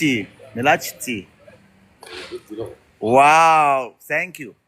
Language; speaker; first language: English; non-native, learner; Arabic